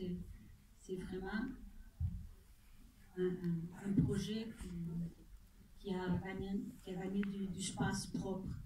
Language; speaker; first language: French; non-native, fluent; Portuguese